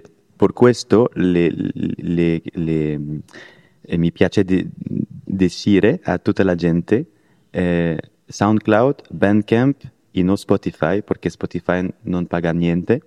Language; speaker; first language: Italian; non-native, learner; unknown